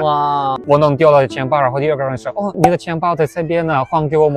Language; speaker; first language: Chinese; non-native, fluent; Russian